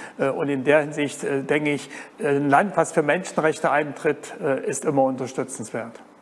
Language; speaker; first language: German; native; German